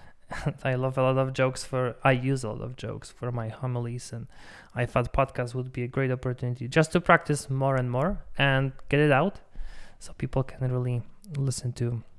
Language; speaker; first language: English; non-native, fluent; Polish